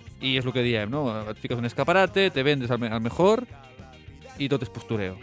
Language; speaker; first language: Catalan; native; Catalan